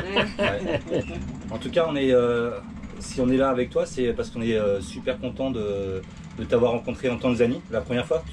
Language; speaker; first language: French; native; French